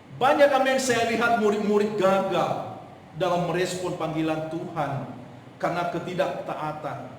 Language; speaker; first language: Indonesian; non-native, local second language; Nias